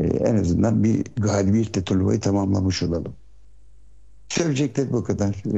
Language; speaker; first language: Turkish; early bilingual, heritage; Turkish